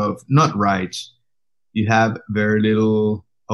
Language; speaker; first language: English; non-native, fluent; Spanish